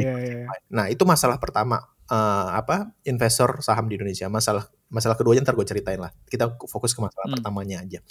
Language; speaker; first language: Indonesian; native; Indonesian